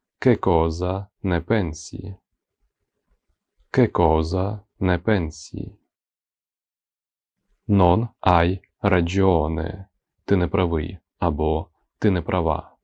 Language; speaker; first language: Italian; non-native, fluent; Ukrainian